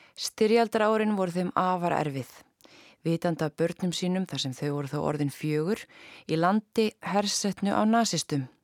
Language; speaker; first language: Icelandic; native; Icelandic